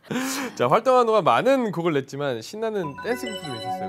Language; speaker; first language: Korean; native; Korean